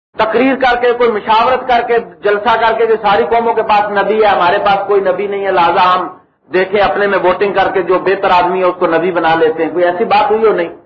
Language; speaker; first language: Urdu; native; Urdu